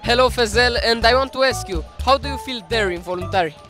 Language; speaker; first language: English; non-native, learner; Romanian